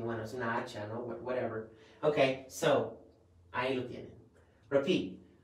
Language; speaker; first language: Spanish; native; Spanish